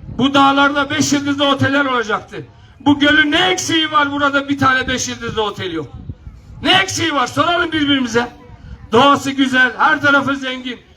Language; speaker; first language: Turkish; non-native, local second language; Kurdish